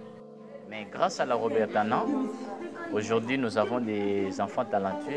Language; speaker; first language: French; non-native, local second language; Luba-Lulua